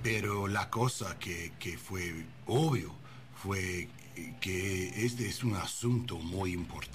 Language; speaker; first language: Spanish; non-native, learner; English